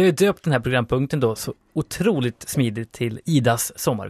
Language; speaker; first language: Swedish; native; Swedish